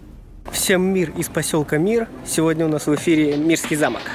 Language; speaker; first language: Russian; native; Russian